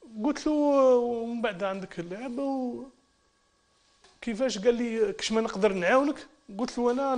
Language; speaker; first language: Arabic; native; Arabic